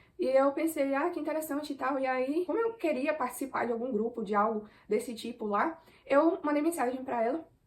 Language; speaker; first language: Portuguese; native; Portuguese